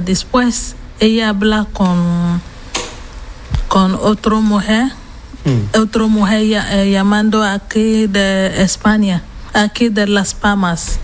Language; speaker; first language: Spanish; non-native, learner; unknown